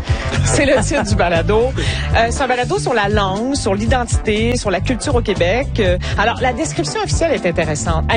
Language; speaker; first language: French; native; French